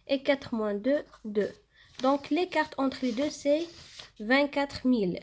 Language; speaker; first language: French; non-native, local second language; Arabic